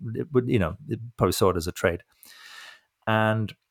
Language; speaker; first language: English; native; English